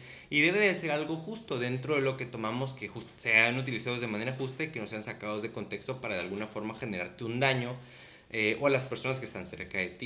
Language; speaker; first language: Spanish; native; Spanish